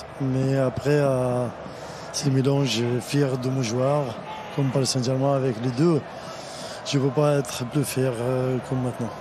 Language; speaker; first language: French; non-native, learner; Arabic